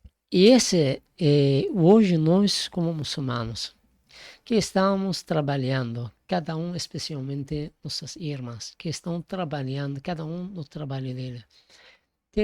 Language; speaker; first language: Portuguese; non-native, fluent; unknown